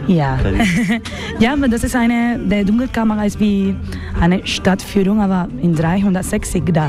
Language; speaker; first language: German; non-native, learner; Spanish